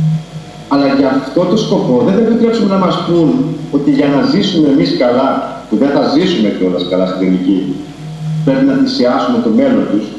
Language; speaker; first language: Greek; native; Greek